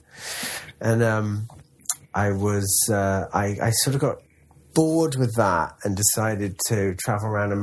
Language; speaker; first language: English; native; English